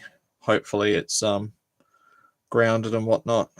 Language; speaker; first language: English; native; English